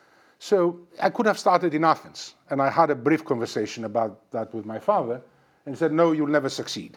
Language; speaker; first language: English; non-native, fluent; Greek